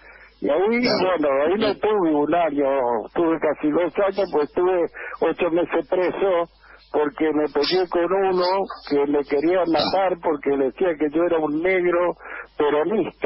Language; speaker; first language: Spanish; native; Spanish